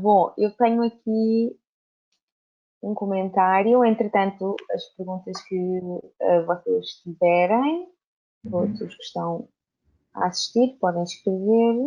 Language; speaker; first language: Portuguese; native; Portuguese